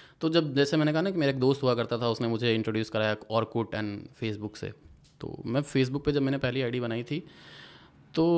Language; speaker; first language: Hindi; native; Hindi